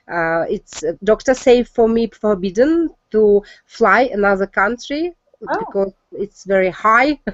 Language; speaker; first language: English; non-native, learner; Russian